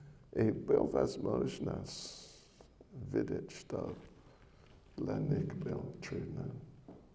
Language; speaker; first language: Russian; non-native, learner; English